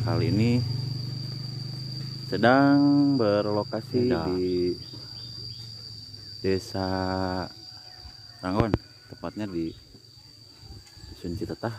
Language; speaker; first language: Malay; non-native, local second language; Sundanese